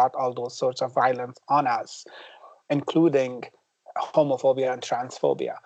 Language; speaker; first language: English; non-native, fluent; Persian